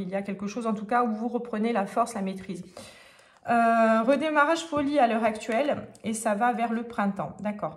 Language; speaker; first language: French; native; French